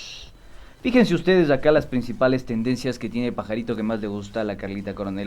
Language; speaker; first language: Spanish; native; Spanish